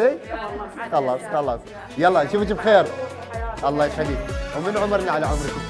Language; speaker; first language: Arabic; native; Arabic